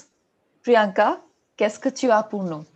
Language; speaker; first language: French; non-native, fluent; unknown